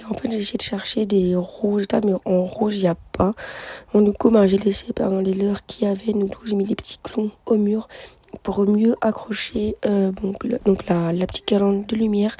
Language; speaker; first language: French; native; French